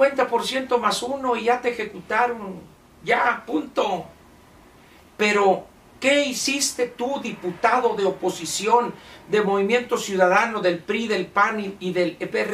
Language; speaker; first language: Spanish; native; Spanish